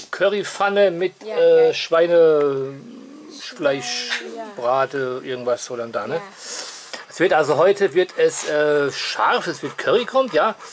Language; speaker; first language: German; native; German